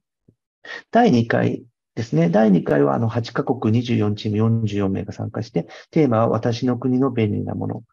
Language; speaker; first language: Japanese; native; Japanese